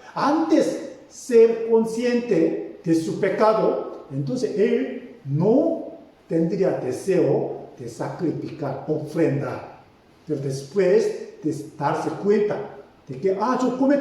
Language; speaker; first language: Spanish; non-native, fluent; Korean